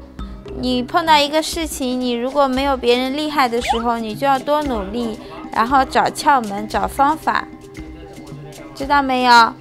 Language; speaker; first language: Chinese; native; Chinese